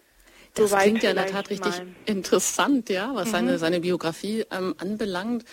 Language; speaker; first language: German; native; German